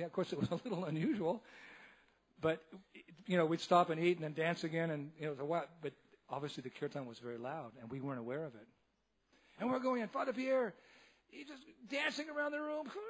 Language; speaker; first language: English; native; English